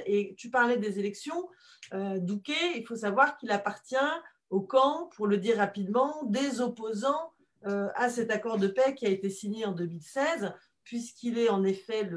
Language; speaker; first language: French; native; French